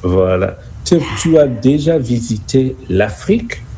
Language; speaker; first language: French; non-native, fluent; English